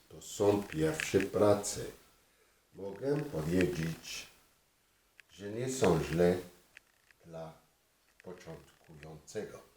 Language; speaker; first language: Polish; non-native, learner; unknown